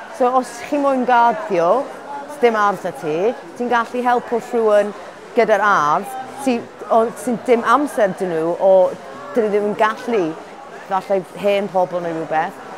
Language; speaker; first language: Welsh; non-native, learner; English